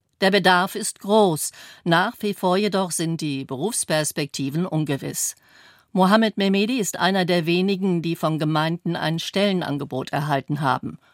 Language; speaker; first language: German; native; German